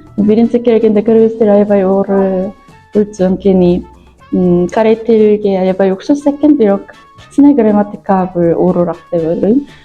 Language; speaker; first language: Kyrgyz; non-native, learner; Korean